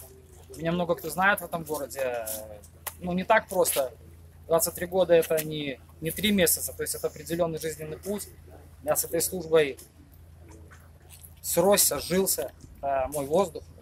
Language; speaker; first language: Russian; native; Russian